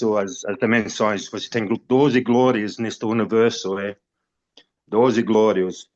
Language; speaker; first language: Portuguese; non-native, fluent; English